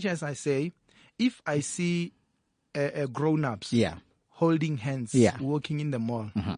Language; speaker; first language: English; non-native, local second language; Northern Sotho